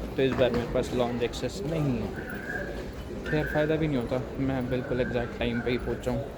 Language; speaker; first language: Hindi; native; Hindi